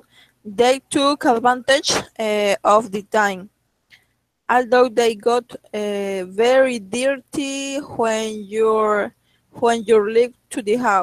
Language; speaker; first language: English; non-native, learner; Spanish